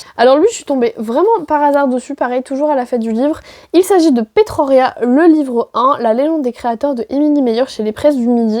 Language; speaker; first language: French; native; French